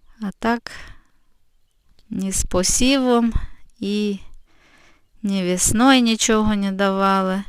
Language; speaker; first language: Ukrainian; native; Ukrainian